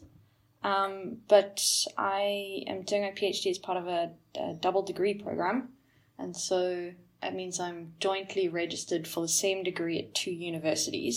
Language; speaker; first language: English; native; English